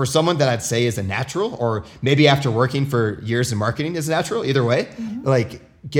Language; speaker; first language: English; native; English